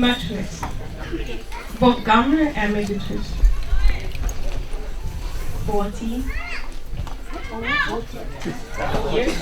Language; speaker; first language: Danish; early bilingual, other home language; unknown